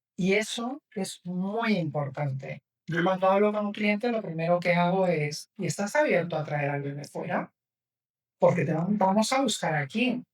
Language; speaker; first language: Spanish; native; Spanish